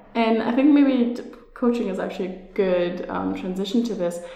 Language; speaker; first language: English; non-native, fluent; Finnish